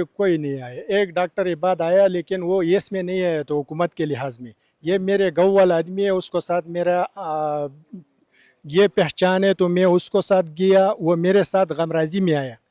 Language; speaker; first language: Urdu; non-native, local second language; Pashto